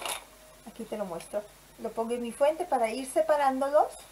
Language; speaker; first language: Spanish; native; Spanish